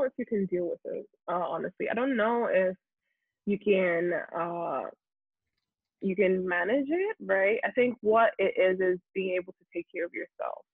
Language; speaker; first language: English; non-native, local second language; Yoruba